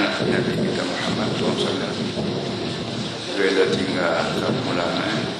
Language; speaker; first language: Malay; native; Malay